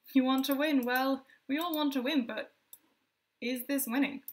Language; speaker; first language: English; native; English